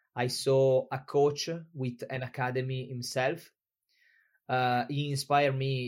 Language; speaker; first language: English; non-native, fluent; Italian